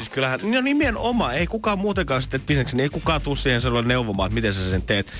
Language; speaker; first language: Finnish; native; Finnish